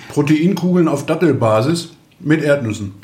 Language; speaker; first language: German; native; German